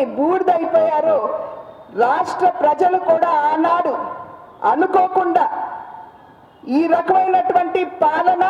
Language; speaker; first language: Telugu; native; Telugu